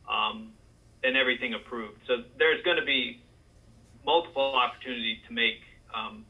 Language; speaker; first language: English; native; English